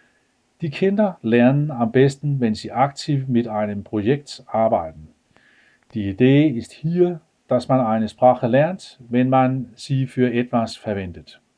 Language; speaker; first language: German; non-native, fluent; Danish